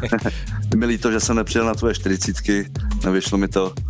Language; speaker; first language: Czech; native; Czech